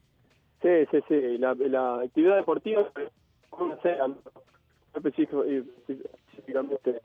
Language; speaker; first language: Italian; non-native, fluent; Spanish